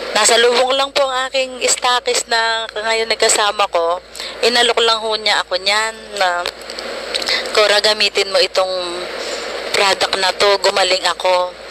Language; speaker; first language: Filipino; native; Filipino